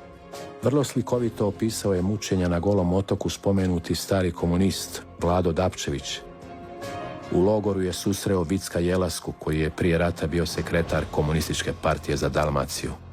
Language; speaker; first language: Croatian; native; Croatian